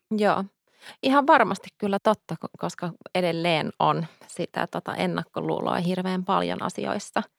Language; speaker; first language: Finnish; early bilingual, heritage; Finnish